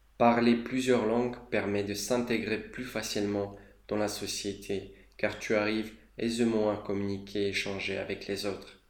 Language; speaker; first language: French; non-native, fluent; Romanian